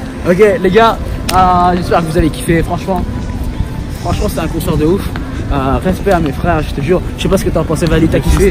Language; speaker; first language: French; native; French